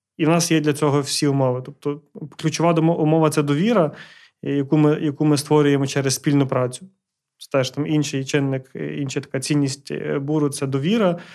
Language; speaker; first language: Ukrainian; early bilingual, heritage; Ukrainian